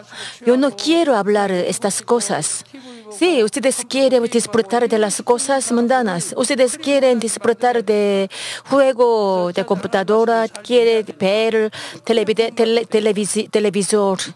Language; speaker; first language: Spanish; non-native, fluent; Korean